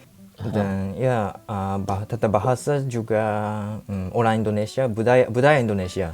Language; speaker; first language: Indonesian; non-native, learner; Japanese